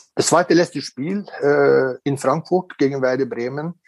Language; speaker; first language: German; non-native, fluent; Norwegian